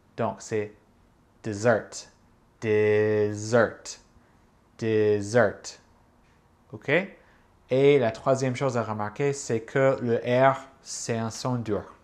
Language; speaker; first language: French; non-native, fluent; English